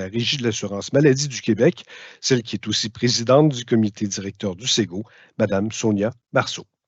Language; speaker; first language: French; native; French